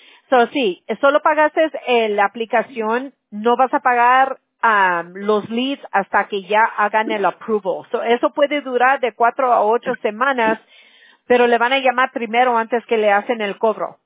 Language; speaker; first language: Spanish; early bilingual, heritage; Spanish